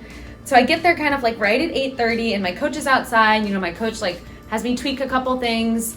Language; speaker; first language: English; native; English